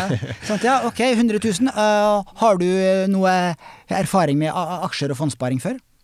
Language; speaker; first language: Norwegian; native; Norwegian